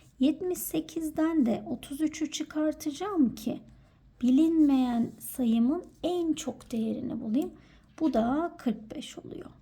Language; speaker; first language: Turkish; native; Turkish